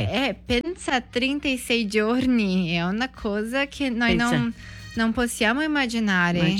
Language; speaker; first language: Italian; non-native, learner; Portuguese